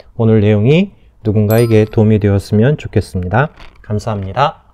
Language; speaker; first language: Korean; native; Korean